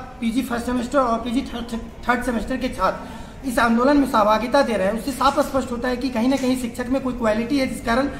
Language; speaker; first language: Hindi; native; Hindi